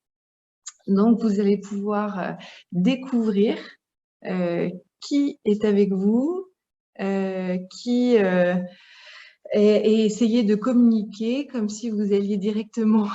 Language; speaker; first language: French; native; French